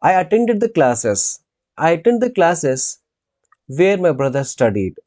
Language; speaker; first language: English; non-native, local second language; Telugu